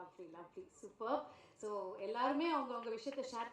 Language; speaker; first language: Tamil; native; Tamil